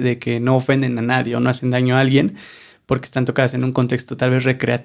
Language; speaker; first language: Spanish; native; Spanish